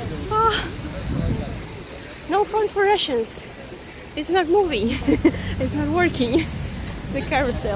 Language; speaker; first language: English; non-native, fluent; Russian